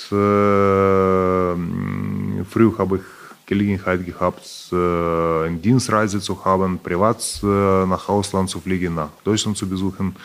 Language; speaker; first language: German; non-native, fluent; Russian